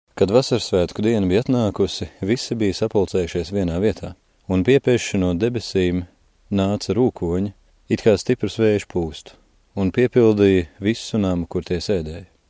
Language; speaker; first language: Latvian; native; Latvian